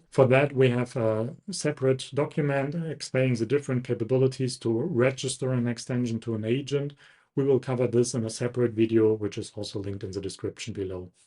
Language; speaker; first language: English; non-native, fluent; German